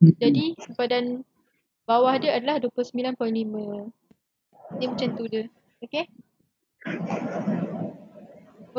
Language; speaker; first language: Malay; native; Malay